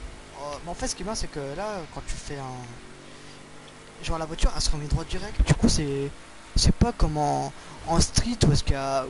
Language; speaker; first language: French; native; French